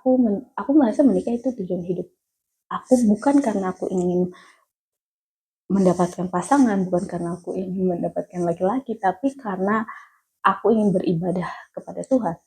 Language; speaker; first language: Indonesian; native; Indonesian